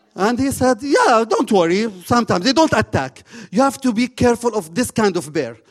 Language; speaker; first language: English; non-native, fluent; Arabic